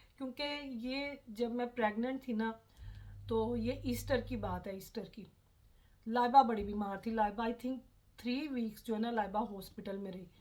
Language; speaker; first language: Urdu; non-native, local second language; Punjabi